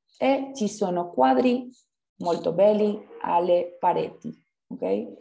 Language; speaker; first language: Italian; non-native, fluent; Spanish